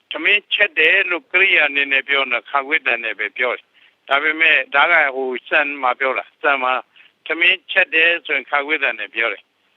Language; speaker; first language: Burmese; native; Burmese